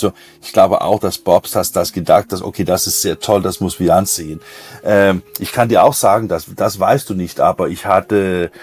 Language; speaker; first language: German; non-native, learner; Danish